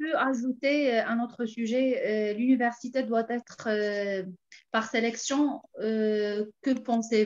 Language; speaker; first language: French; non-native, fluent; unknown